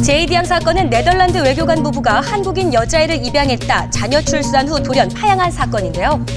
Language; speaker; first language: Korean; native; Korean